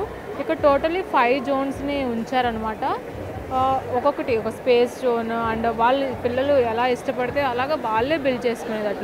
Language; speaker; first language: Telugu; native; Telugu